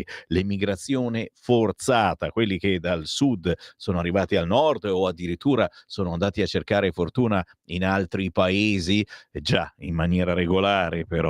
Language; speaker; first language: Italian; native; Italian